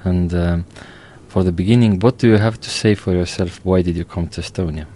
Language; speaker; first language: English; non-native, fluent; Estonian